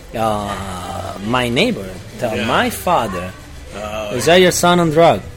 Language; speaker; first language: English; non-native, fluent; Italian